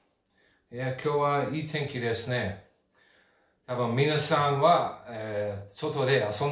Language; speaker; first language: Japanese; non-native, learner; English